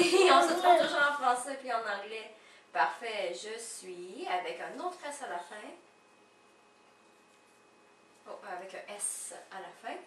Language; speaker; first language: French; native; French